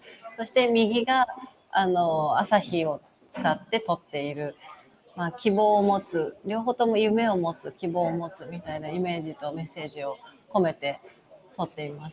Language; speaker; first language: Japanese; native; Japanese